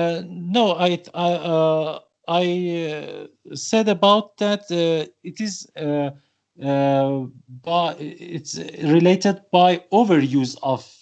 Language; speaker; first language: English; non-native, learner; Persian